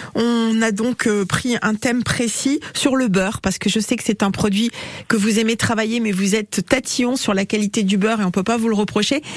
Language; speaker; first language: French; native; French